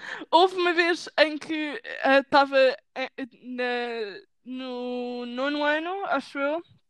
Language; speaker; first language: Portuguese; early bilingual, heritage; Portuguese